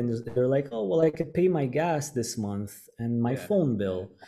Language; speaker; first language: English; native; English